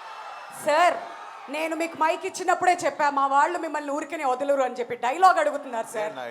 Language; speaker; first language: Telugu; native; Telugu